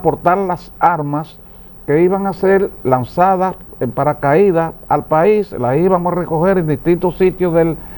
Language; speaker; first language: Spanish; native; Spanish